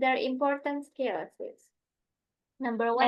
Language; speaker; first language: English; non-native, fluent; Indonesian